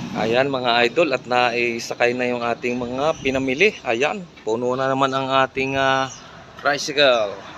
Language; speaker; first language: Filipino; native; Filipino